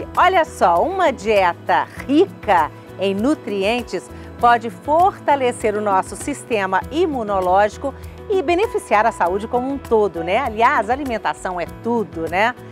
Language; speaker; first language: Portuguese; native; Portuguese